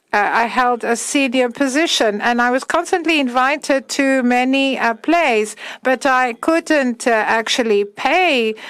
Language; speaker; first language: English; non-native, fluent; German